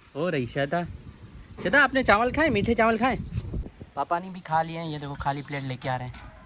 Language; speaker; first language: Urdu; non-native, local second language; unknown